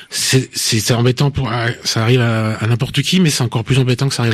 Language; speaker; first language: French; native; French